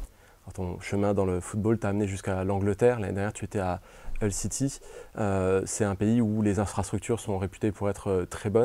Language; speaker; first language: French; native; French